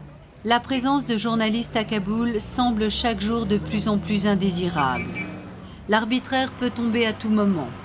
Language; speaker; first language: French; native; French